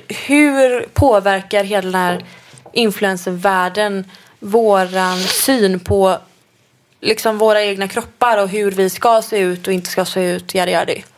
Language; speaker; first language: Swedish; native; Swedish